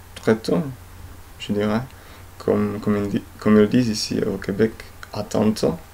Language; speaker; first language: French; non-native, fluent; Czech